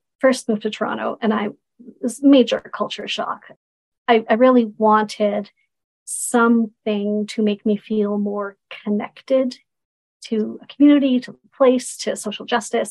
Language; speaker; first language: English; native; English